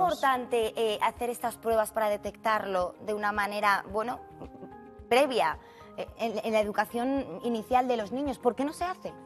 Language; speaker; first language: Spanish; native; Spanish